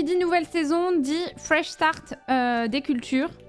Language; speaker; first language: French; native; French